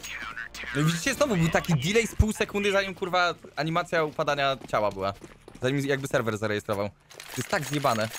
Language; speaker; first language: Polish; native; Polish